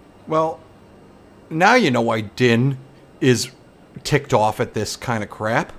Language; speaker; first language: English; native; English